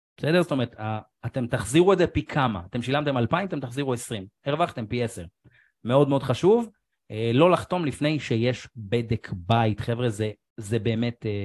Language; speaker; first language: Hebrew; native; Hebrew